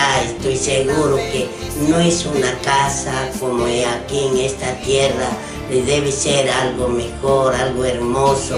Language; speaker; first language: Spanish; non-native, local second language; Quechua